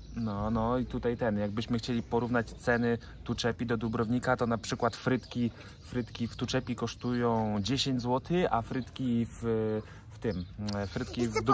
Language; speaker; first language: Polish; native; Polish